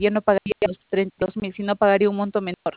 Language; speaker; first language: Spanish; native; Spanish